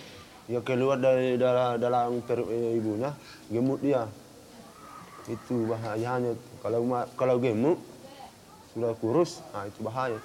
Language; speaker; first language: Indonesian; non-native, local second language; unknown